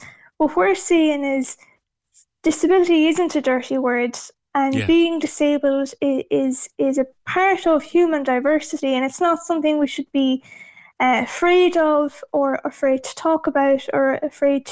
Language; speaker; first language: English; native; English